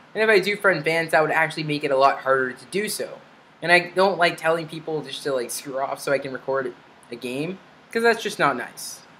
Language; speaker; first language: English; native; English